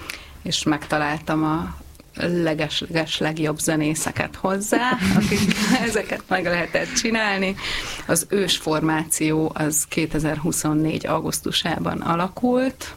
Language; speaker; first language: Hungarian; native; Hungarian